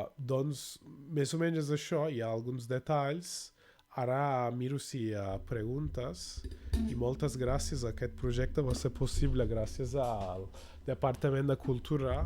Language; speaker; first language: Catalan; non-native, fluent; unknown